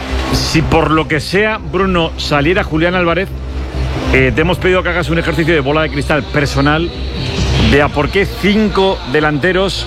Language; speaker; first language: Spanish; native; Spanish